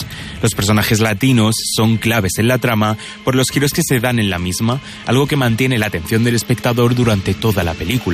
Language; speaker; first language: Spanish; native; Spanish